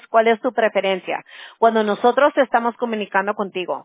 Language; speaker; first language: Spanish; early bilingual, heritage; English